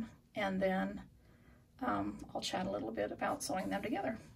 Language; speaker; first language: English; native; English